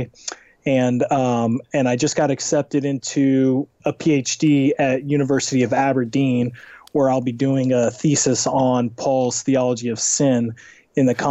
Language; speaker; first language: English; native; English